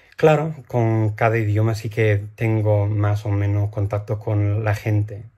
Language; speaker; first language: Spanish; non-native, fluent; English